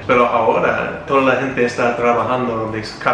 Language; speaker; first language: Spanish; non-native, learner; English